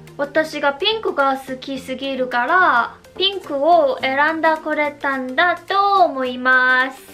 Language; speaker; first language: Japanese; non-native, learner; Korean